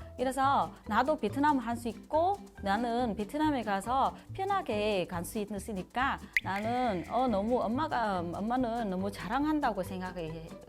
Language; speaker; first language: Korean; non-native, fluent; Vietnamese